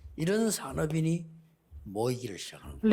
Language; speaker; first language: Korean; native; Korean